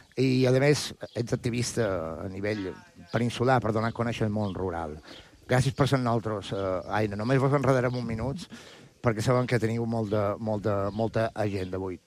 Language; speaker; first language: Catalan; native; Catalan